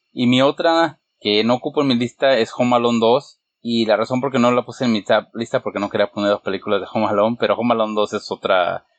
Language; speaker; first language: Spanish; early bilingual, heritage; Spanish